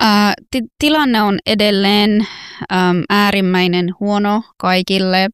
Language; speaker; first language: Finnish; non-native, fluent; Persian